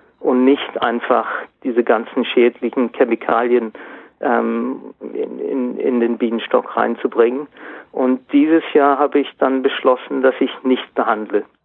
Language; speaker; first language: German; native; German